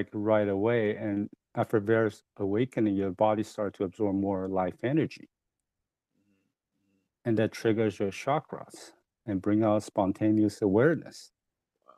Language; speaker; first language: English; non-native, fluent; Chinese